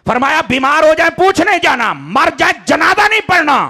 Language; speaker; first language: Urdu; non-native, local second language; Punjabi